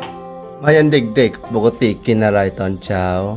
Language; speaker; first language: Thai; native; Thai